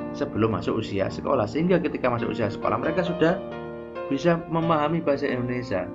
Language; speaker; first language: Malay; non-native, local second language; Javanese